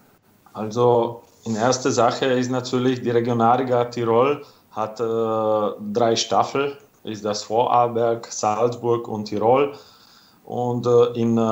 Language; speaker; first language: German; non-native, fluent; Slovak